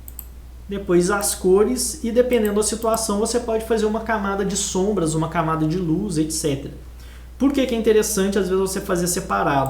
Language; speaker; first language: Portuguese; native; Portuguese